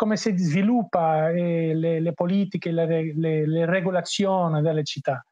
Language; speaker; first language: Italian; non-native, learner; Portuguese